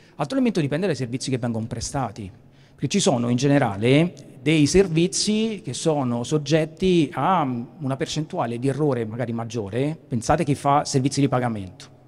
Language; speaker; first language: Italian; native; Italian